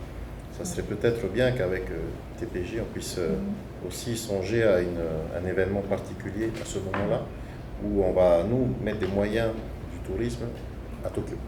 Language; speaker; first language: French; native; French